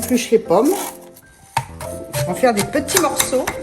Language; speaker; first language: French; native; French